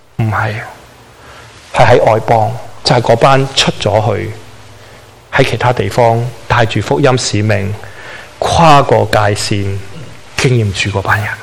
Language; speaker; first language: Chinese; non-native, local second language; Cantonese